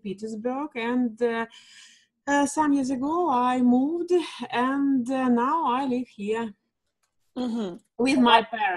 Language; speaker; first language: English; non-native, learner; Russian